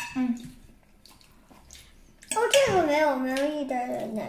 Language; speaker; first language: Chinese; early bilingual, heritage; Chinese